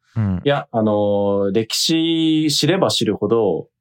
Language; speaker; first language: Japanese; native; Japanese